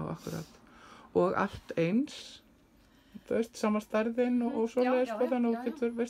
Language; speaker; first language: Icelandic; native; Icelandic